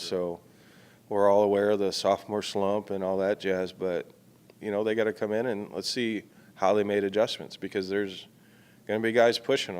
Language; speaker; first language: English; native; English